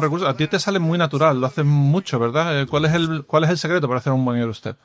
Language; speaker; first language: Spanish; native; Spanish